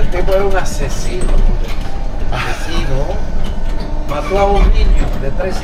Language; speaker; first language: Spanish; native; Spanish